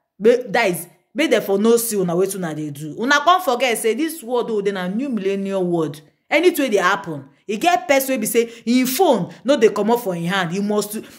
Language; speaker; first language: Nigerian Pidgin; non-native, local second language; Yoruba